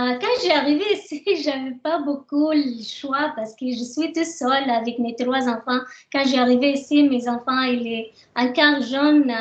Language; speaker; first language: French; non-native, learner; Arabic